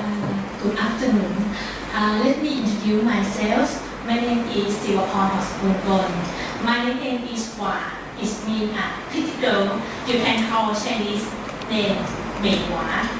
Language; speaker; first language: English; non-native, learner; Thai